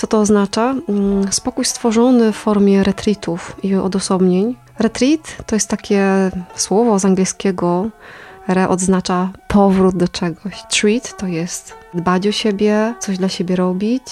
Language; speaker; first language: Polish; native; Polish